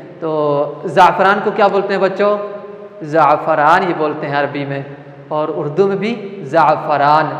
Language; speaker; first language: Urdu; non-native, local second language; Malayalam